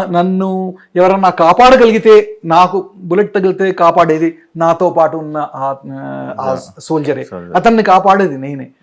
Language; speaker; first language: Telugu; native; Telugu